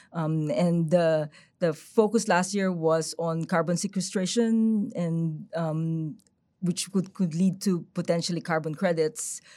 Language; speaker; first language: English; non-native, local second language; Filipino